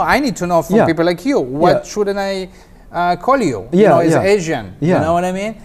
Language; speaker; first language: English; non-native, fluent; Hebrew